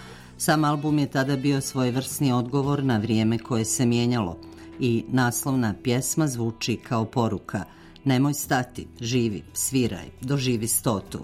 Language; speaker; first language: Croatian; native; Croatian